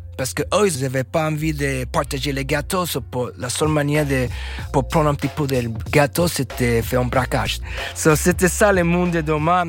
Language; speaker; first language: French; non-native, fluent; English